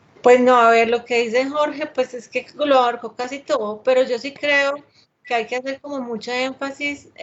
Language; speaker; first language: Spanish; native; Spanish